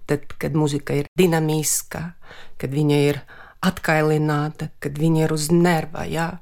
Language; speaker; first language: Latvian; non-native, local second language; Russian